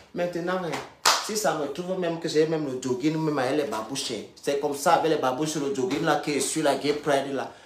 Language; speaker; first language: French; native; French